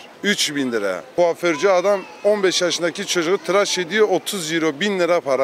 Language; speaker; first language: Turkish; native; Turkish